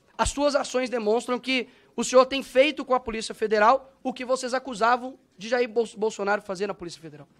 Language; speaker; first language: Portuguese; native; Portuguese